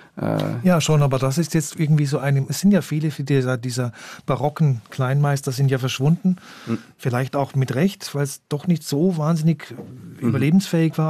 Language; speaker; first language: German; native; German